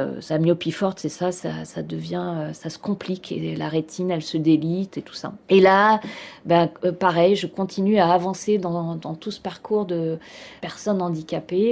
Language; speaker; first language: French; native; French